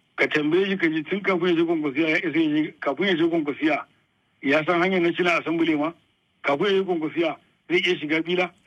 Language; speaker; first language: Hausa; native; Hausa